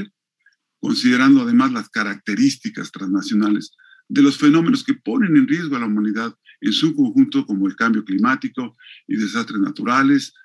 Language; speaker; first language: Spanish; native; Spanish